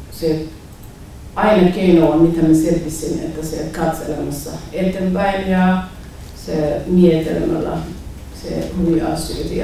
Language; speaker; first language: Finnish; non-native, learner; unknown